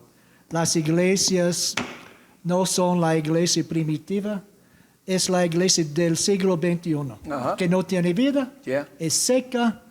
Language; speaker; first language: Spanish; non-native, learner; English